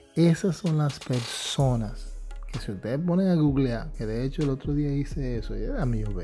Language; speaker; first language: Spanish; early bilingual, heritage; Spanish